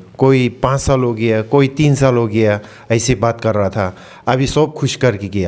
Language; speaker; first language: Hindi; non-native, learner; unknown